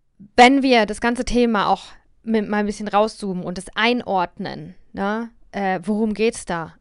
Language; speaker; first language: German; native; German